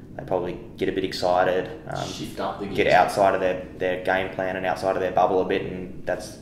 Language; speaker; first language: English; native; English